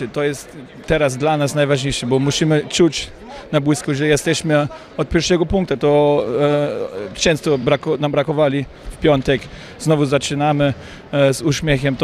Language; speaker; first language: Polish; non-native, fluent; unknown